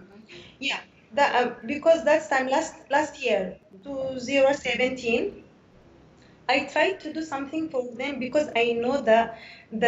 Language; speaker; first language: English; non-native, learner; Arabic